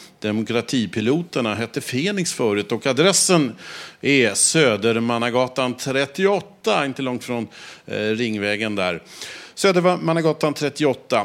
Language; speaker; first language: Swedish; native; Swedish